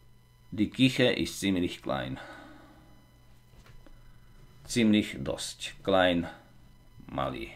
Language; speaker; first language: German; non-native, fluent; Slovak